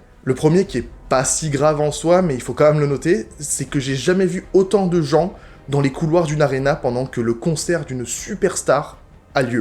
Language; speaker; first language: French; native; French